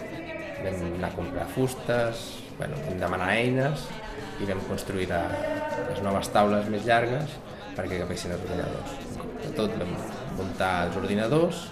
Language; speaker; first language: Catalan; native; Catalan